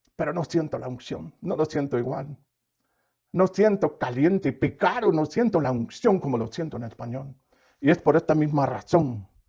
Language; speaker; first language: Spanish; non-native, fluent; English